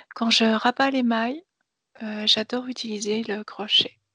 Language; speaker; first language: French; native; French